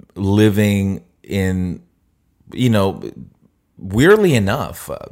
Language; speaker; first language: English; non-native, fluent; Spanish